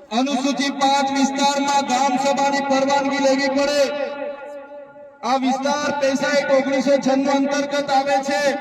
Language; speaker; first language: Gujarati; non-native, local second language; Vasavi